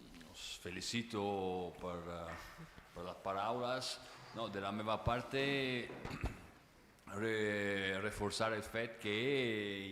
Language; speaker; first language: Catalan; non-native, fluent; Italian